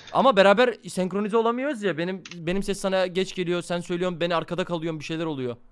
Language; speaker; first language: Turkish; native; Turkish